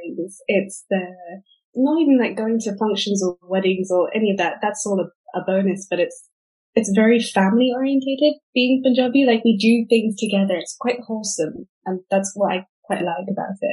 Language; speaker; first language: English; native; English